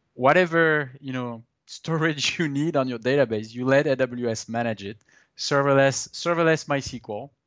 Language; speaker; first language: English; non-native, fluent; French